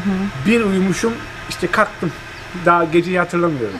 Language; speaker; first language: Turkish; native; Turkish